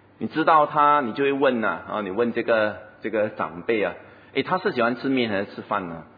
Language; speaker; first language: Chinese; native; Chinese